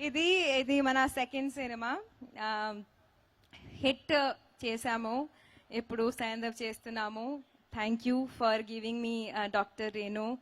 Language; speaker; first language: Telugu; non-native, local second language; Hindi